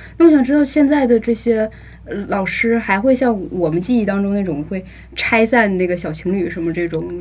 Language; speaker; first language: Chinese; native; Chinese